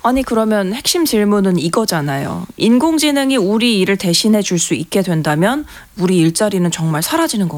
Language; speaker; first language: Korean; native; Korean